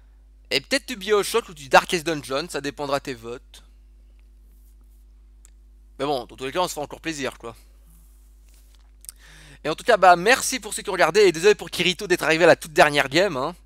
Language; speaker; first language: French; native; French